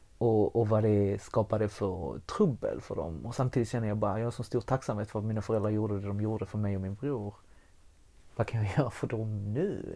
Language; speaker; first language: Swedish; early bilingual, other home language; Spanish